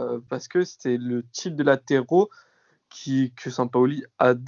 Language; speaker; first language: French; native; French